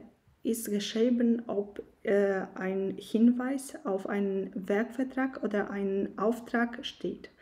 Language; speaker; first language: German; non-native, fluent; Polish